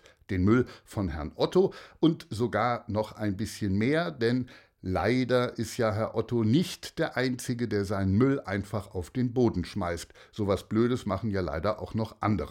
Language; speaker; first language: German; native; German